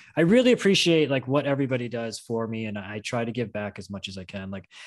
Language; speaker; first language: English; native; English